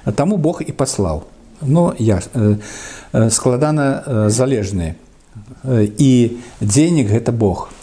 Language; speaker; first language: Belarusian; non-native, local second language; Russian